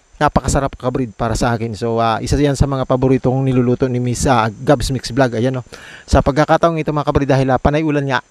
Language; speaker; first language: Filipino; native; Filipino